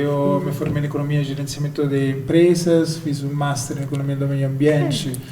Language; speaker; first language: Portuguese; non-native, fluent; Italian